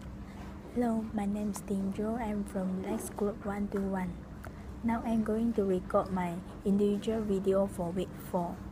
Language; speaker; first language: English; non-native, local second language; Malay